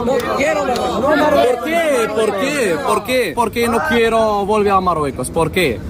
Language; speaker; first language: Spanish; non-native, learner; Arabic